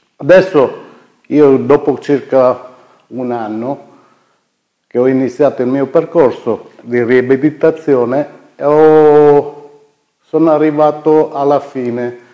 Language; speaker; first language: Italian; native; Italian